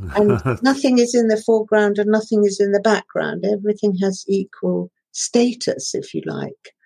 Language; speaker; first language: English; non-native, local second language; Persian